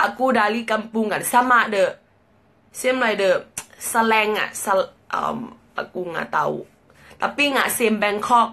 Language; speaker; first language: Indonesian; non-native, learner; Thai